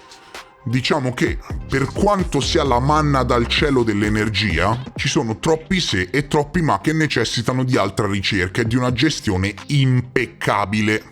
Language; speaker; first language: Italian; native; Italian